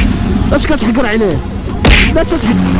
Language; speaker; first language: Arabic; native; Arabic